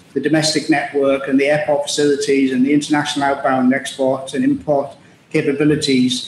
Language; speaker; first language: English; native; English